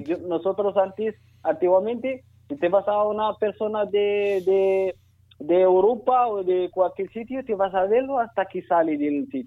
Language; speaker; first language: Spanish; non-native, learner; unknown